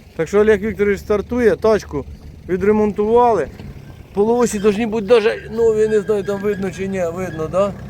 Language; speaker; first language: Ukrainian; native; Ukrainian